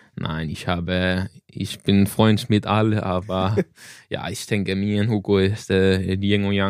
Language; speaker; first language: German; non-native, learner; Danish